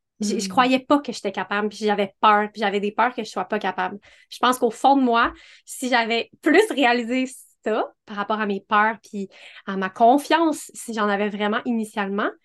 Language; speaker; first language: French; native; French